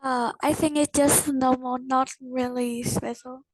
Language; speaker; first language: English; non-native, learner; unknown